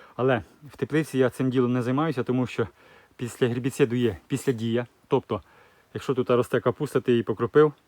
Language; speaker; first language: Ukrainian; native; Ukrainian